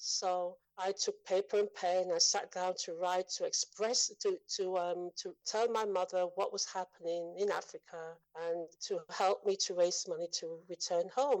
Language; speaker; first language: English; native; English